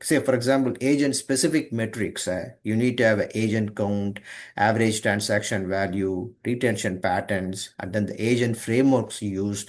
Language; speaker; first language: English; non-native, local second language; Tamil